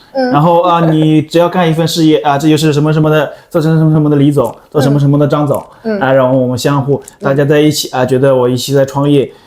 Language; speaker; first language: Chinese; native; Chinese